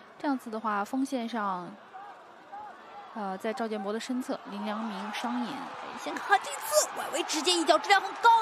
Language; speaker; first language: Chinese; native; Chinese